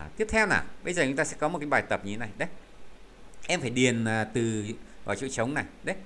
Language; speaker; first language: Vietnamese; native; Vietnamese